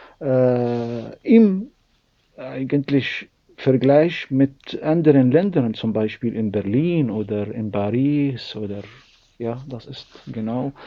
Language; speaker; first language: German; non-native, learner; Arabic